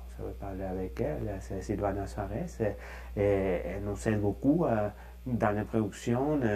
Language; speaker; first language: French; non-native, fluent; Spanish